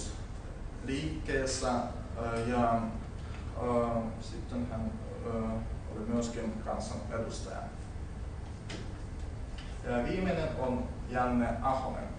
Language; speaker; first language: Finnish; non-native, learner; Russian